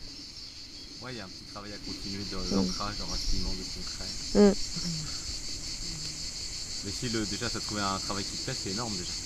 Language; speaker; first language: French; native; French